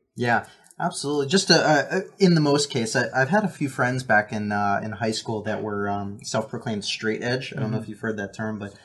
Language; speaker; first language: English; native; English